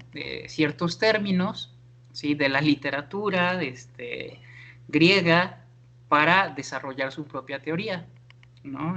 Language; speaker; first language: Spanish; native; Spanish